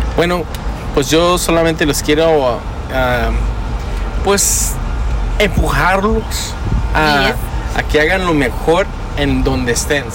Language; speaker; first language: Spanish; early bilingual, heritage; Spanish